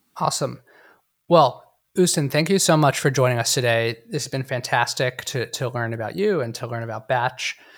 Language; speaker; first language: English; native; English